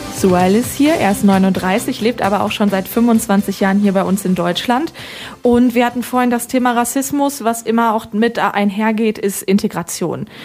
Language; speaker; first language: German; native; German